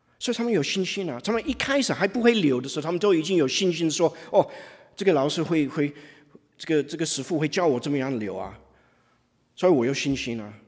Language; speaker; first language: Chinese; non-native, fluent; English